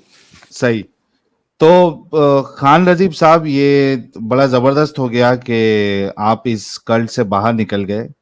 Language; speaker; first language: Hindi; native; Hindi